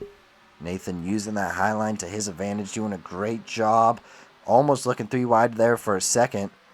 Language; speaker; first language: English; native; English